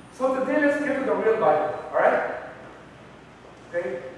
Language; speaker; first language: English; non-native, local second language; Filipino